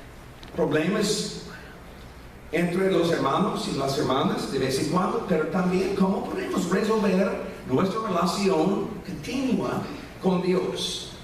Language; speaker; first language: Spanish; non-native, fluent; English